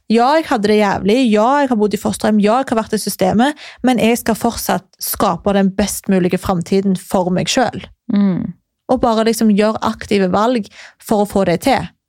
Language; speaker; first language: Norwegian; native; Norwegian